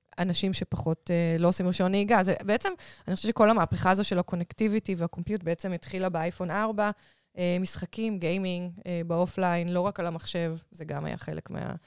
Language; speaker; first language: Hebrew; native; Hebrew